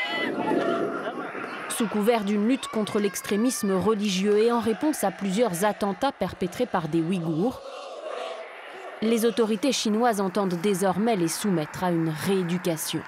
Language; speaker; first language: French; native; French